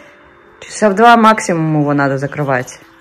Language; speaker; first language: Russian; native; Russian